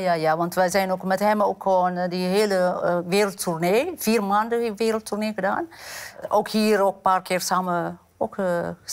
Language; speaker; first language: Dutch; non-native, fluent; Amharic